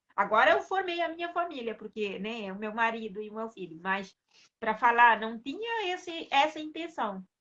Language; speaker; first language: Portuguese; non-native, local second language; Kabuverdianu